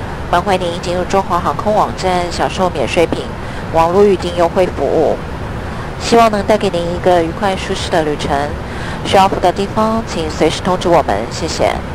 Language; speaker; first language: Chinese; native; Chinese